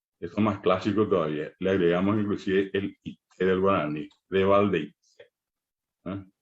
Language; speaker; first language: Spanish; non-native, local second language; Guarani